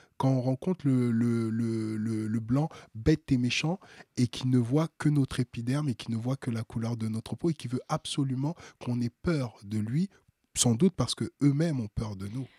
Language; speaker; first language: French; early bilingual, other home language; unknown